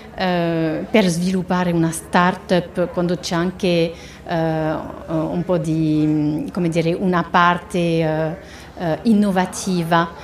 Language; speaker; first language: Italian; non-native, fluent; French